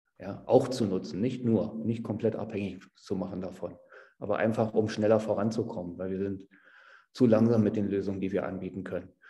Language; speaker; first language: German; native; German